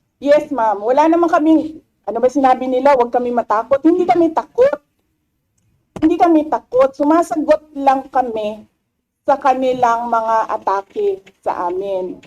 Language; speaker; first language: Filipino; non-native, local second language; Cebuano